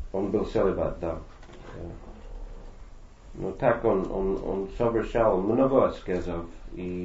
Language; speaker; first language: Russian; non-native, fluent; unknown